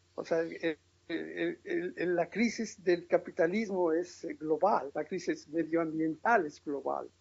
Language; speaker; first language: Spanish; native; Spanish